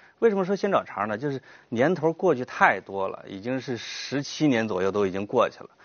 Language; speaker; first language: Chinese; native; Chinese